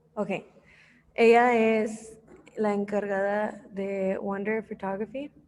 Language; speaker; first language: Spanish; early bilingual, heritage; English